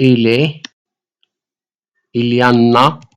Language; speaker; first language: French; non-native, local second language; Arabic